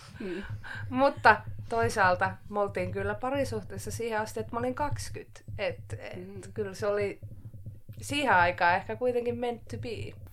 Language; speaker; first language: Finnish; non-native, local second language; Swedish